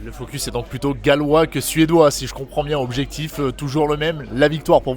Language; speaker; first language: French; native; French